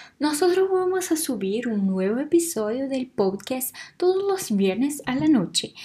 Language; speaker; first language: Spanish; non-native, fluent; Portuguese